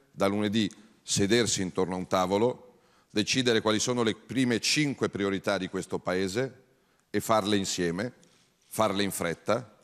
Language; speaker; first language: Italian; native; Italian